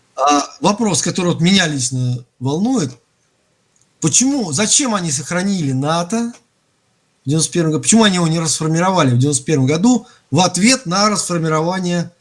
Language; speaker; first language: Russian; native; Russian